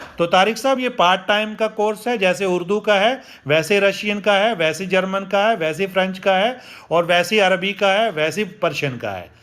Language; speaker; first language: Urdu; non-native, local second language; Gujari